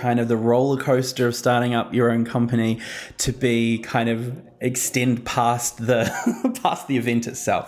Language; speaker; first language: English; native; English